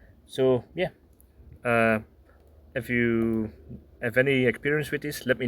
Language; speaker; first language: English; non-native, fluent; Dutch